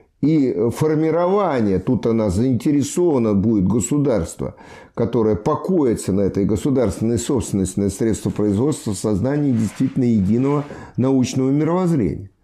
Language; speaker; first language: Russian; native; Russian